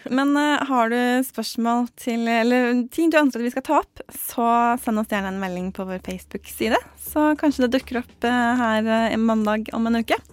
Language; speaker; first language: Norwegian; native; Norwegian